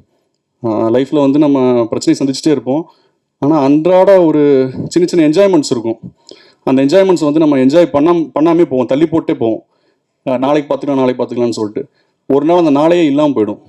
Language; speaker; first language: Tamil; native; Tamil